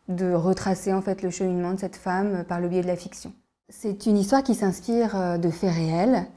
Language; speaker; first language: French; native; French